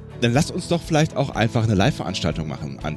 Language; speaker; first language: German; native; German